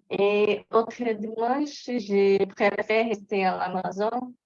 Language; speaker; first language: French; non-native, learner; Portuguese